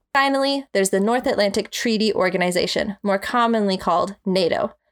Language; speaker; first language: English; native; English